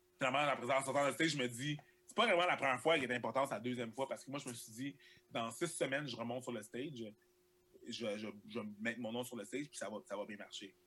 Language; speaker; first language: French; early bilingual, other home language; Haitian Creole